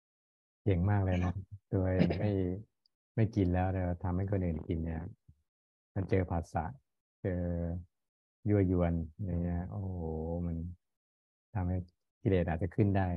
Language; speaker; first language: Thai; native; Thai